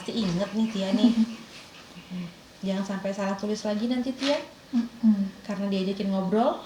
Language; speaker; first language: Indonesian; native; Indonesian